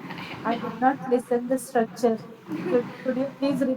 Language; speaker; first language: English; non-native, learner; Hindi